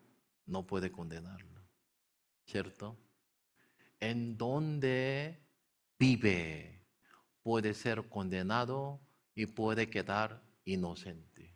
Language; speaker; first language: Spanish; non-native, learner; Korean